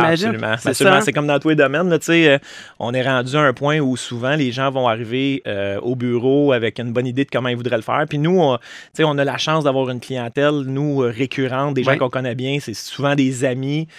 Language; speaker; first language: French; native; French